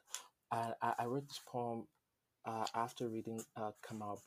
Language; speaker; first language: English; non-native, local second language; Yoruba